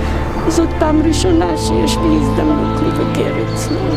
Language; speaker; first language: Hebrew; non-native, fluent; Polish